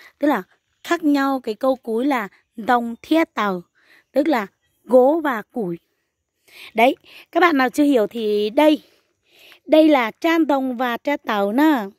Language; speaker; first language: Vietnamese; non-native, local second language; Hmong